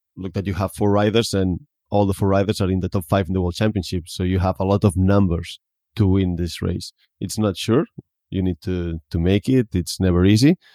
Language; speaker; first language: English; non-native, fluent; Spanish